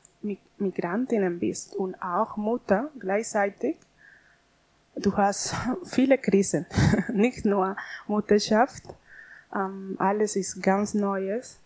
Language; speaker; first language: German; non-native, learner; Spanish